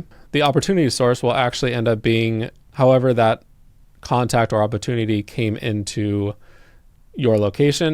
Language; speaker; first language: English; native; English